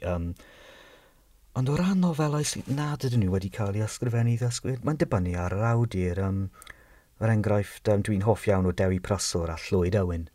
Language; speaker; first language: Welsh; non-native, fluent; English